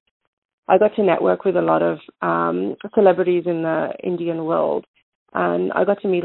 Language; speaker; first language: English; native; English